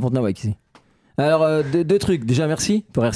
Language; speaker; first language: French; native; French